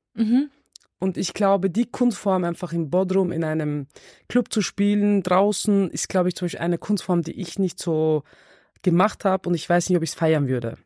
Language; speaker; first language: German; early bilingual, other home language; Turkish